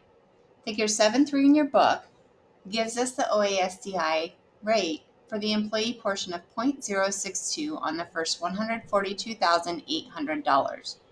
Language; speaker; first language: English; native; English